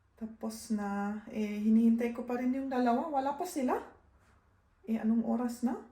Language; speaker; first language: Filipino; native; Filipino